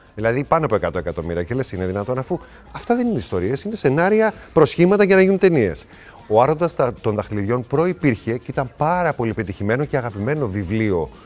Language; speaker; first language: Greek; native; Greek